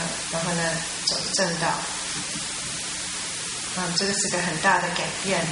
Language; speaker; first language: Chinese; early bilingual, heritage; Chinese